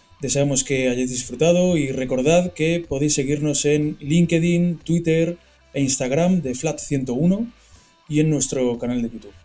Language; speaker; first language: Spanish; native; Spanish